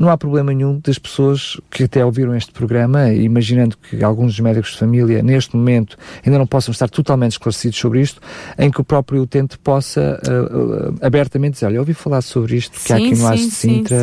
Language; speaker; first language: Portuguese; native; Portuguese